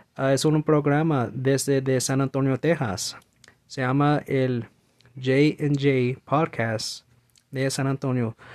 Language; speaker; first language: Spanish; non-native, learner; English